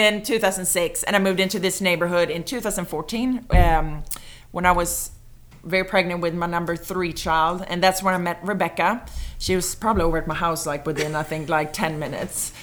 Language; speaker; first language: English; non-native, fluent; Swedish